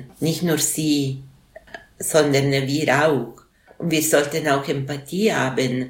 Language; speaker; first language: German; non-native, local second language; Italian